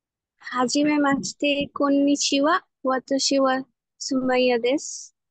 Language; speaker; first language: Japanese; non-native, learner; Bangla